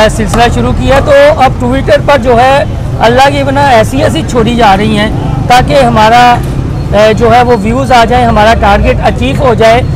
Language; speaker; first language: Urdu; native; Urdu